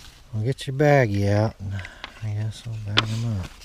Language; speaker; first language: English; native; English